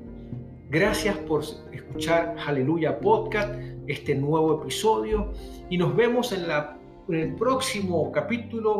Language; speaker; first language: Spanish; native; Spanish